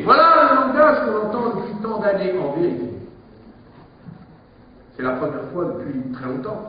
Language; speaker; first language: French; native; French